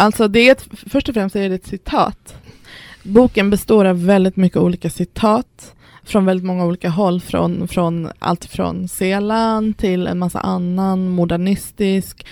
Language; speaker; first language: Swedish; early bilingual, other home language; Persian